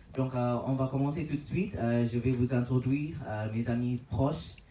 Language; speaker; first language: French; non-native, fluent; Malay